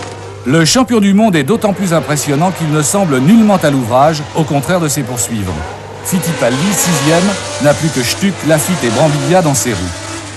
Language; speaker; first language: French; native; French